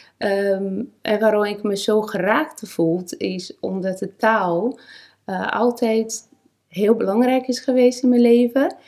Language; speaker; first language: Dutch; non-native, fluent; Portuguese